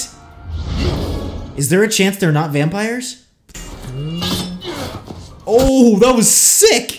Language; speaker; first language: English; native; English